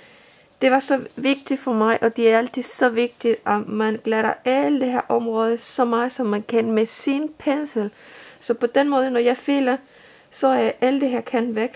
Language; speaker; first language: Danish; non-native, fluent; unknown